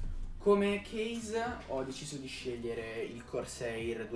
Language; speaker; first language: Italian; native; Italian